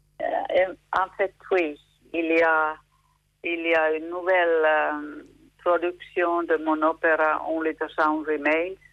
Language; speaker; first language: French; non-native, fluent; Finnish